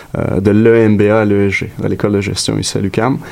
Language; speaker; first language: French; native; French